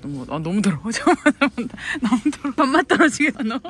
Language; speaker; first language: Korean; native; Korean